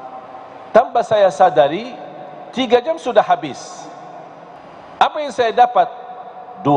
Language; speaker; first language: Indonesian; non-native, fluent; Arabic